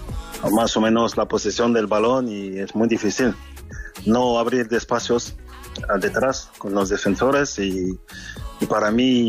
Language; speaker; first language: Spanish; non-native, fluent; French